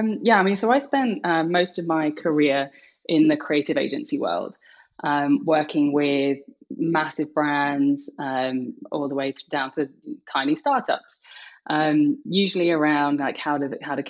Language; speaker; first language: English; native; English